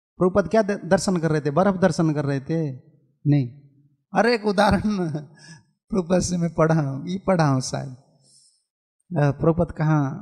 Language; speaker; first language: Hindi; non-native, local second language; Odia